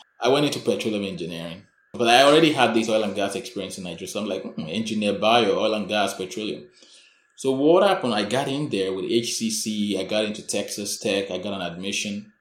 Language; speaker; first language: English; non-native, local second language; Yoruba